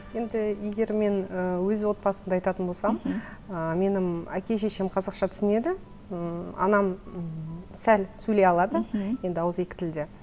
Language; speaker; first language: Kazakh; non-native, local second language; Russian